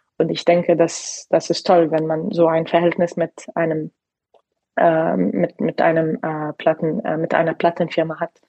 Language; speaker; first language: German; non-native, fluent; Arabic